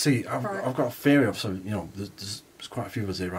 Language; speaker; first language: English; native; English